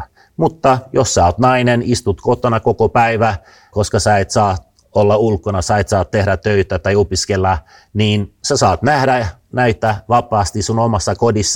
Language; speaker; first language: Finnish; non-native, fluent; Swedish